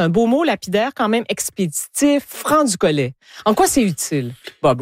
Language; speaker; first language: French; native; French